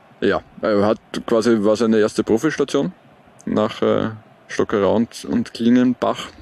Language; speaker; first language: German; native; German